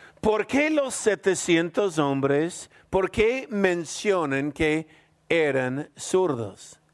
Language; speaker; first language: Spanish; non-native, fluent; English